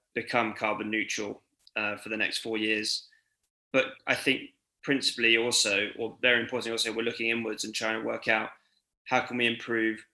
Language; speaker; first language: English; native; English